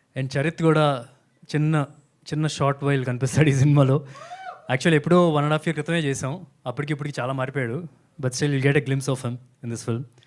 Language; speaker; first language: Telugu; native; Telugu